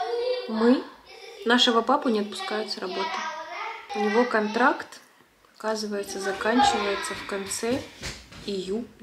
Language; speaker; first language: Russian; native; Russian